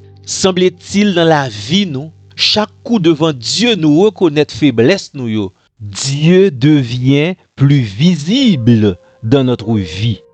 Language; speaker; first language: French; non-native, local second language; Haitian Creole